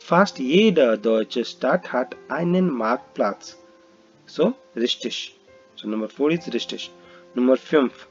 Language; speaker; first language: German; non-native, fluent; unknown